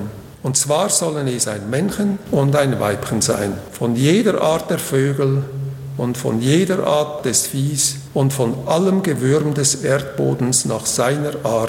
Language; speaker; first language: German; native; German